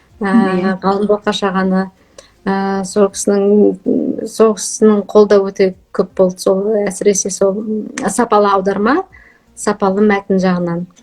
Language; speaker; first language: Kazakh; early bilingual, heritage; Kazakh